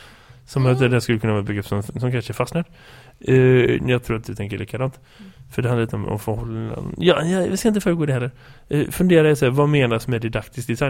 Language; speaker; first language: Swedish; native; Swedish